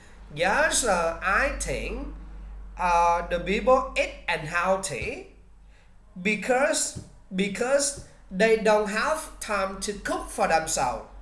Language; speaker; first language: English; non-native, learner; Vietnamese